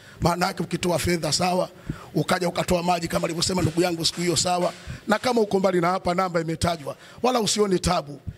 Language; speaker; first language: Swahili; native; Swahili